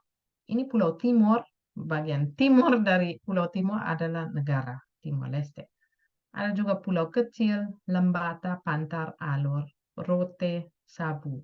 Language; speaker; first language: Indonesian; non-native, fluent; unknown